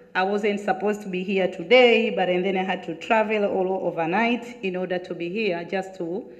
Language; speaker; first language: English; non-native, local second language; Swahili